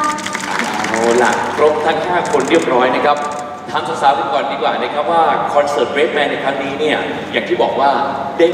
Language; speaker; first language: Thai; native; Thai